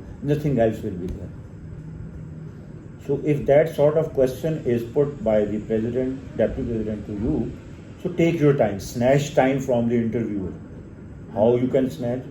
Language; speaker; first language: English; non-native, local second language; Urdu